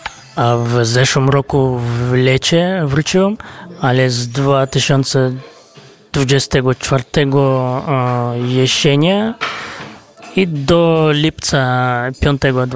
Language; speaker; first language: Polish; non-native, fluent; Kazakh